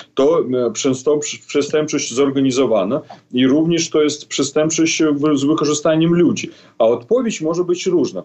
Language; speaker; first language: Polish; non-native, fluent; Belarusian